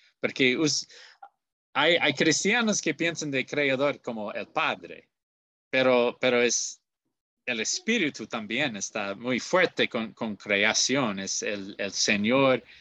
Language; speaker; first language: Spanish; non-native, learner; English